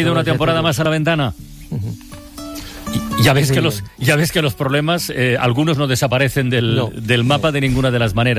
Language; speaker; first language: Spanish; native; Spanish